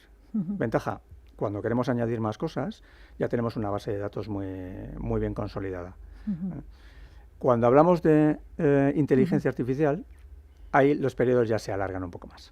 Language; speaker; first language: Spanish; native; Spanish